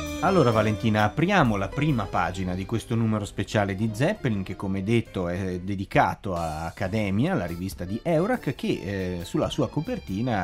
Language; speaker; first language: Italian; native; Italian